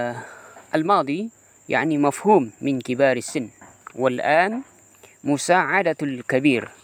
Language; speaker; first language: Arabic; non-native, fluent; Indonesian